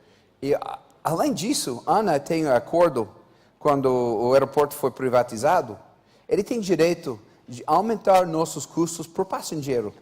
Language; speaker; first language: Portuguese; non-native, fluent; English